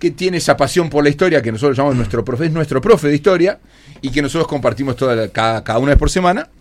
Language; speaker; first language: Spanish; native; Spanish